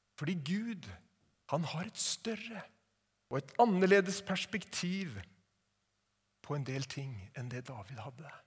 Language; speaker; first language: Norwegian; native; Norwegian